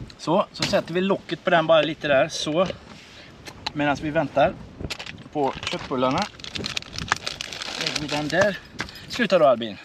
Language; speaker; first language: Swedish; native; Swedish